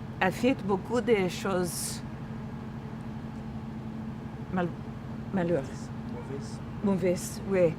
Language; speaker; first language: French; non-native, learner; English